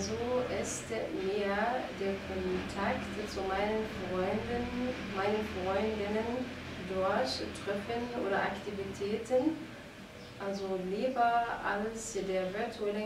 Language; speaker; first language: German; non-native, fluent; Arabic